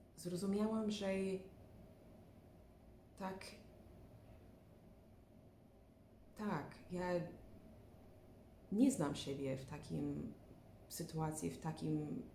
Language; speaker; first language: Polish; non-native, learner; English